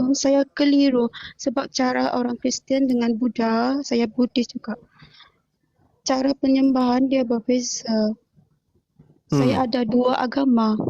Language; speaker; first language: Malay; non-native, local second language; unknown